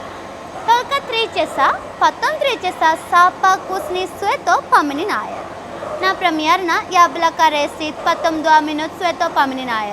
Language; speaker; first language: Russian; non-native, learner; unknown